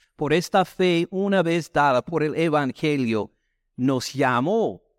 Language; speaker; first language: Spanish; non-native, fluent; English